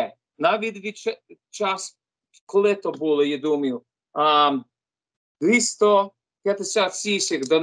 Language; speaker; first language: Ukrainian; early bilingual, heritage; Ukrainian